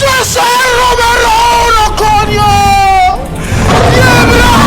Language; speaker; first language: Spanish; non-native, learner; Haitian Creole